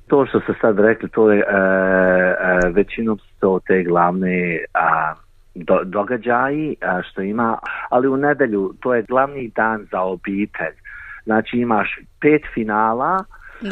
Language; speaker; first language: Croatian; early bilingual, heritage; Croatian